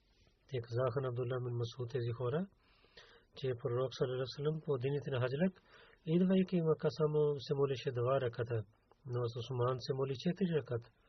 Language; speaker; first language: Bulgarian; non-native, learner; Urdu